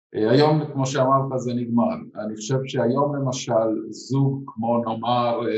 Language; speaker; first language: Hebrew; non-native, fluent; Spanish